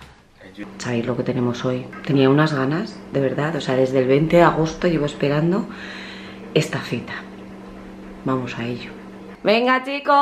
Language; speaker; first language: Spanish; native; Spanish